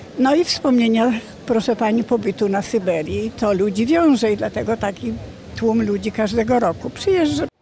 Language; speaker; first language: Polish; native; Polish